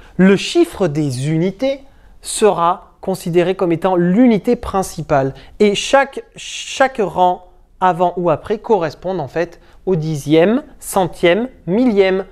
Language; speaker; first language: French; native; French